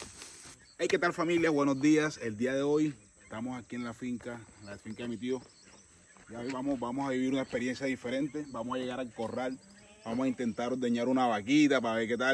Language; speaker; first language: Spanish; native; Spanish